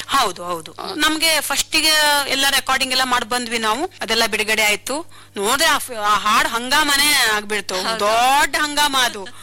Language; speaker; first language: Kannada; non-native, local second language; Konkani